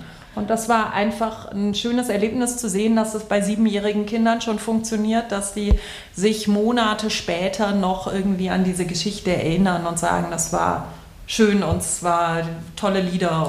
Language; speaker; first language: German; native; German